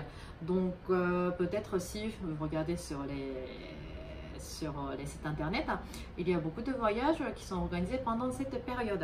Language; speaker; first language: French; non-native, fluent; Japanese